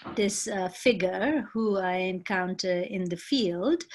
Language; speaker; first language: English; non-native, local second language; Bangla